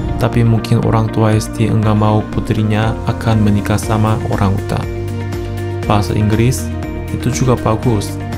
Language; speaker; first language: Indonesian; non-native, learner; Korean